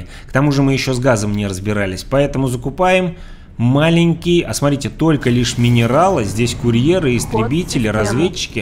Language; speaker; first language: Russian; native; Russian